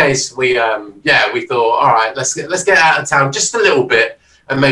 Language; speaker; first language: English; native; English